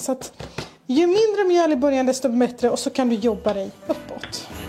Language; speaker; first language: Swedish; native; Swedish